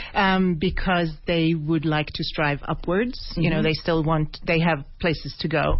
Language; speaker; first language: English; non-native, fluent; Swedish